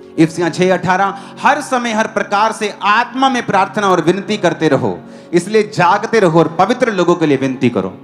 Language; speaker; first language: Hindi; non-native, local second language; Punjabi